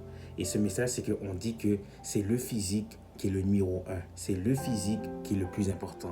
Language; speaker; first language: French; native; French